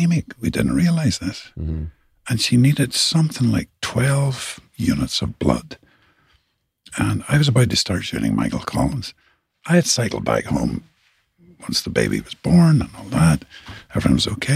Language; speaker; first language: English; native; English